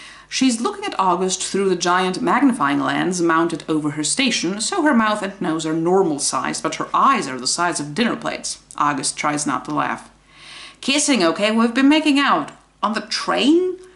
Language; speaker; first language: English; non-native, fluent; Greek